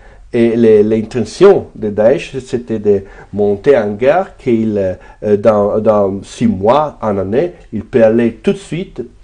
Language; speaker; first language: French; non-native, fluent; Italian